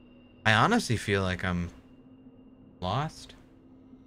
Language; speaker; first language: English; native; English